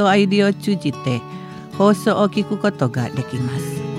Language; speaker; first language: Japanese; non-native, fluent; Indonesian